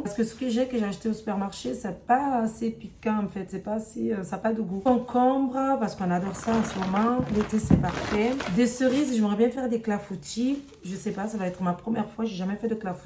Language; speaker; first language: French; native; French